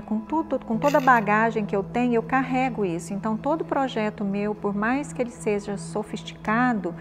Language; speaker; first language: Portuguese; native; Portuguese